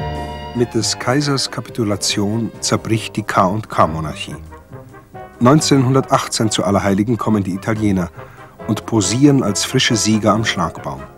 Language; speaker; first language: German; native; German